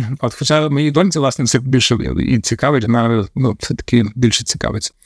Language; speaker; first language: Ukrainian; native; Ukrainian